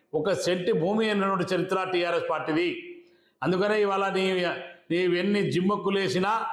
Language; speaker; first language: Telugu; non-native, local second language; Lambadi